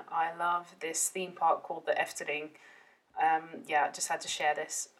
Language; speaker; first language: English; early bilingual, heritage; Dutch